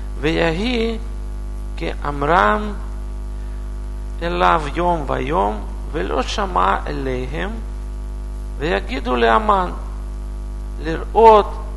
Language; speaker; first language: Hebrew; non-native, learner; Russian